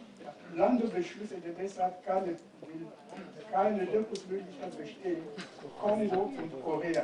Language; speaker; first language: German; non-native, fluent; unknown